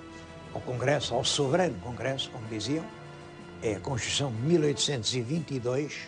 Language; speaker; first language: Portuguese; native; Portuguese